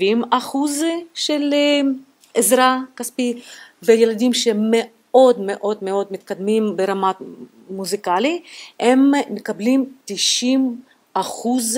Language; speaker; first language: Hebrew; non-native, fluent; Russian